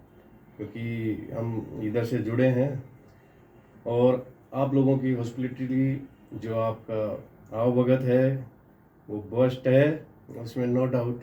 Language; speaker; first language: Hindi; native; Hindi